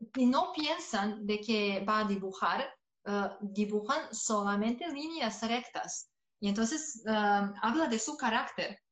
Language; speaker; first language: Spanish; non-native, fluent; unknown